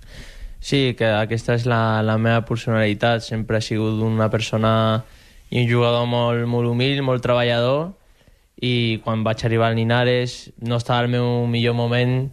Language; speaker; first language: Catalan; non-native, local second language; Spanish